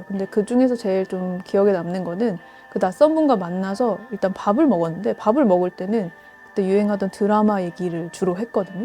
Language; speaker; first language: Korean; native; Korean